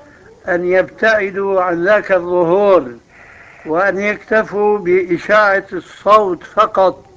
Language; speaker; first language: Arabic; native; Arabic